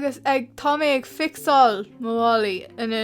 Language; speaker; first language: Irish; non-native, local second language; English